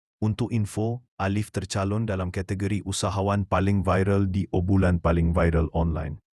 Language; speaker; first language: Malay; native; Malay